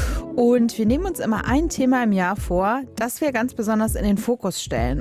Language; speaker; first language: German; native; German